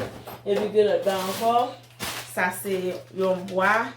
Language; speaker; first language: French; non-native, learner; Haitian Creole